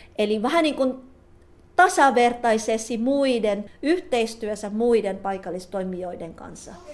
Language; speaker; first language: Finnish; non-native, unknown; Filipino